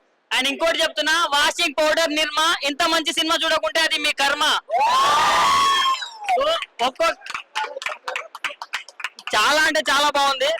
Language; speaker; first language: Telugu; native; Telugu